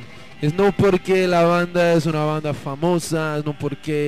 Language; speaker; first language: Spanish; non-native, learner; English